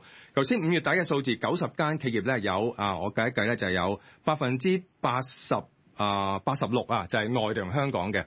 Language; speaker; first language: Cantonese; native; Cantonese